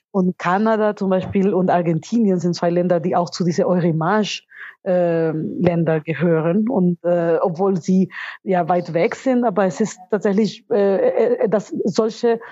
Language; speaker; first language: German; non-native, fluent; Spanish